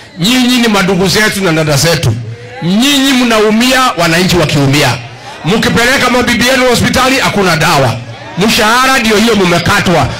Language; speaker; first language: Swahili; non-native, local second language; Kikuyu